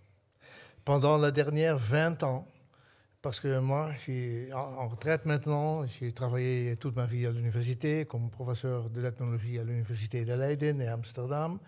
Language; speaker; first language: French; non-native, fluent; Dutch